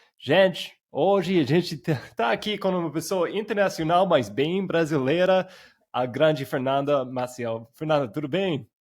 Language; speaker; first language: Portuguese; non-native, fluent; English